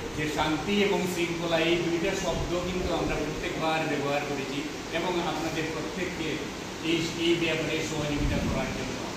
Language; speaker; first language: Bangla; native; Bangla